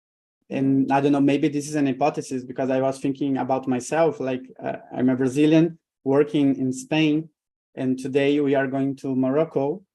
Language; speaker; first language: English; non-native, fluent; Portuguese